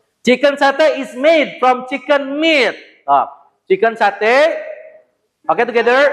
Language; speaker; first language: English; non-native, learner; Indonesian